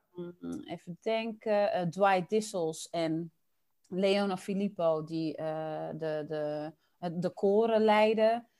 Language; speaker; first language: Dutch; early bilingual, other home language; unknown